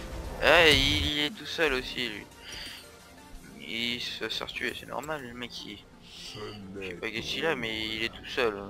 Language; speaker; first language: French; native; French